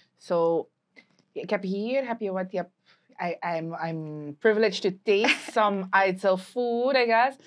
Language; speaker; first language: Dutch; native; Dutch